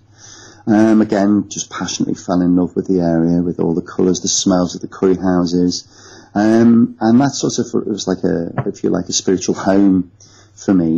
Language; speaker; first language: English; native; English